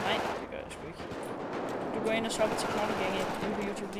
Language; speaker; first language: Danish; native; Danish